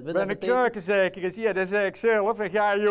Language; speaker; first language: Dutch; native; Dutch